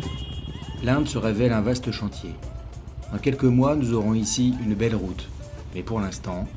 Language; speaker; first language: French; native; French